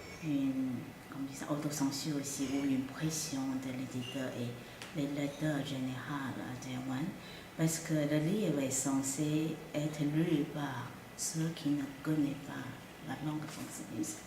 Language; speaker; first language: French; non-native, fluent; Chinese